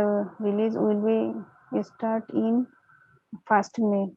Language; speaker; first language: English; non-native, learner; Bangla